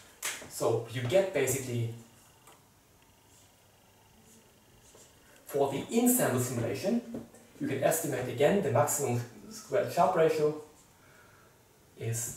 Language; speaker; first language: English; non-native, fluent; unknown